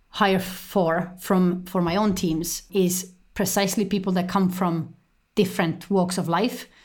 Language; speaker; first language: English; non-native, fluent; Estonian